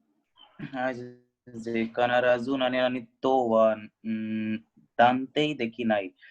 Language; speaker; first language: Japanese; non-native, learner; Hindi